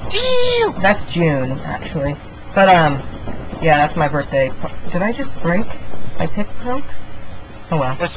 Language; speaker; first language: English; native; English